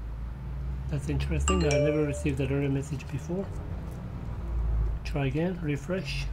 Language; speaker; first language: English; native; English